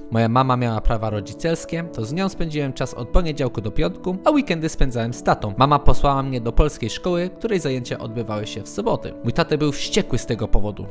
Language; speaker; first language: Polish; early bilingual, heritage; English